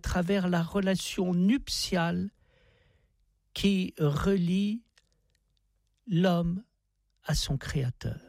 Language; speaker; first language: French; native; French